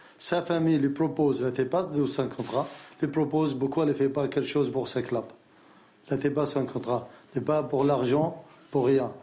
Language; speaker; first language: French; non-native, learner; Arabic